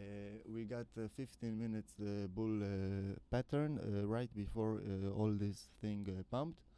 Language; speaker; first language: English; non-native, fluent; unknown